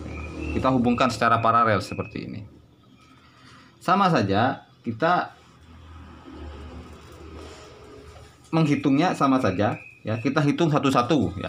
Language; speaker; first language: Indonesian; native; Indonesian